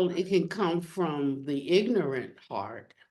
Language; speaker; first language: English; native; English